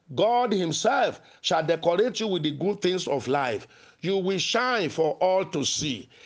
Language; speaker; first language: English; non-native, local second language; Yoruba